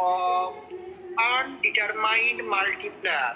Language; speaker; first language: English; non-native, local second language; Bangla